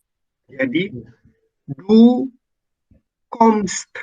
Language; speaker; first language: German; non-native, fluent; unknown